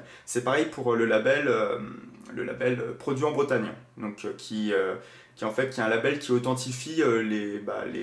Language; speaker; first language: French; native; French